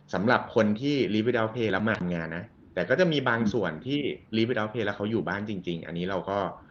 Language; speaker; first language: Thai; native; Thai